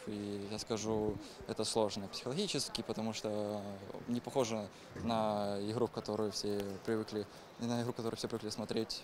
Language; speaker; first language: Russian; non-native, local second language; Ukrainian